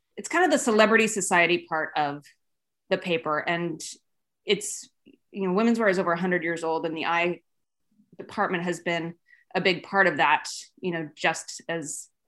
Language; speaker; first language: English; native; English